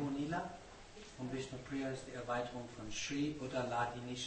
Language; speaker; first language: German; non-native, fluent; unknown